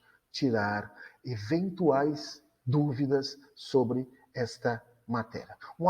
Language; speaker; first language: Portuguese; native; Portuguese